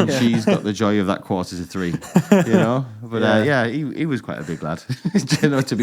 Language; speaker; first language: English; native; English